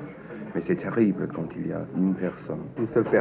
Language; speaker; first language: French; non-native, fluent; English